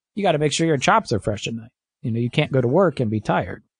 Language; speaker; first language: English; native; English